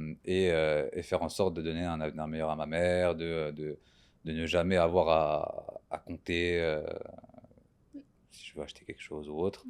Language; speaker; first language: French; native; French